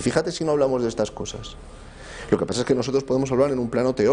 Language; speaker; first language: Spanish; native; Spanish